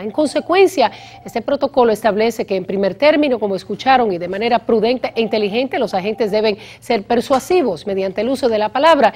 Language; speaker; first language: Spanish; native; Spanish